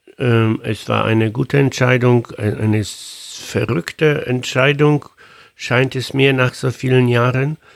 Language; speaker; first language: German; non-native, fluent; Polish